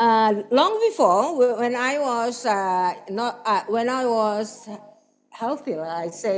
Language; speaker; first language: English; non-native, fluent; Indonesian